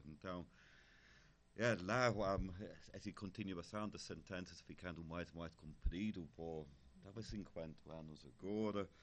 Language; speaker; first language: Portuguese; non-native, fluent; English